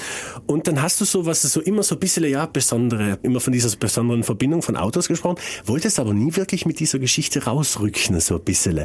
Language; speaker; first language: German; native; German